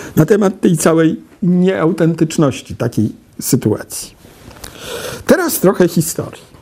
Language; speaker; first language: Polish; native; Polish